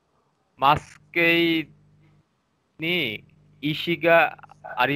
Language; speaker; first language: Japanese; non-native, learner; Bangla